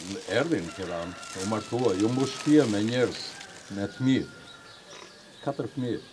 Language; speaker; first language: Albanian; native; Albanian